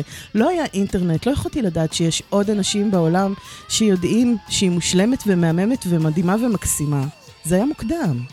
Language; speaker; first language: Hebrew; native; Hebrew